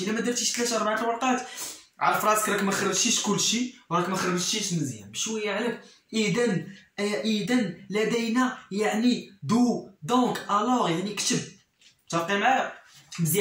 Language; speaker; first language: Arabic; native; Arabic